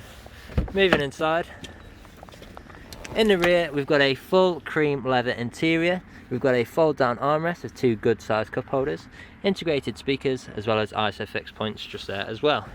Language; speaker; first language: English; native; English